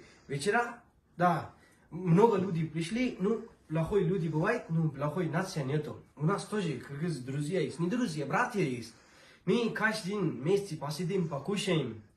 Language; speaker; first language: Russian; non-native, learner; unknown